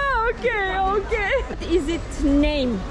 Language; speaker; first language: English; non-native, learner; Turkish